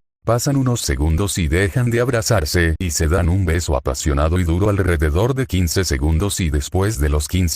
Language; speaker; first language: Spanish; native; Spanish